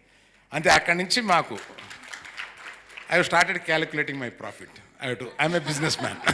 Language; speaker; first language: Telugu; native; Telugu